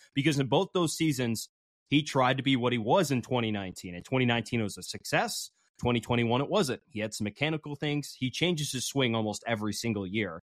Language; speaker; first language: English; native; English